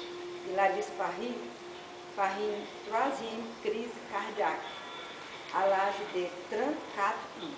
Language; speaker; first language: French; non-native, learner; Portuguese